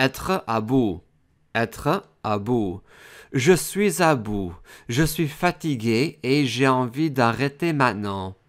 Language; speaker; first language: French; non-native, fluent; English